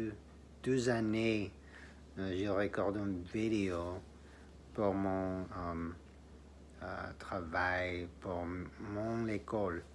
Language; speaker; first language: French; non-native, learner; English